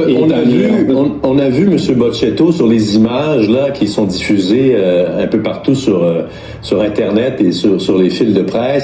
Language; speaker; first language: French; native; French